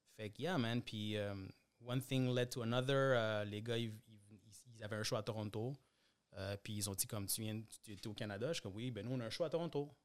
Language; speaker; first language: French; early bilingual, other home language; Spanish